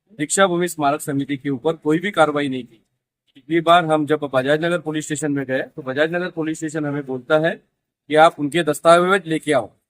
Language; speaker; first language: Hindi; non-native, local second language; Marathi